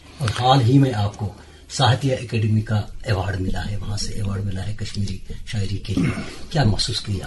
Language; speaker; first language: Urdu; non-native, local second language; Kashmiri